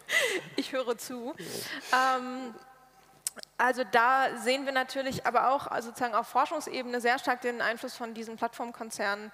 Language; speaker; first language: German; native; German